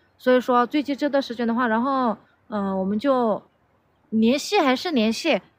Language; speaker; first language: Chinese; non-native, local second language; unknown